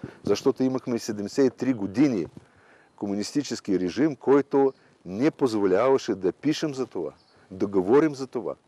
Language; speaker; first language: Bulgarian; non-native, fluent; Russian